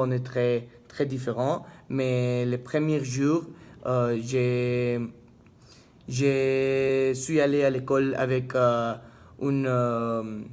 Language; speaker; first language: French; non-native, learner; Spanish